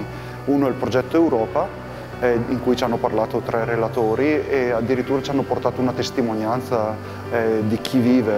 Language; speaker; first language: Italian; native; Italian